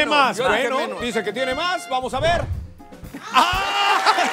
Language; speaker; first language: Spanish; native; Spanish